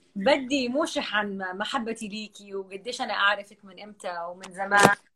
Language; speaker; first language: Arabic; native; Arabic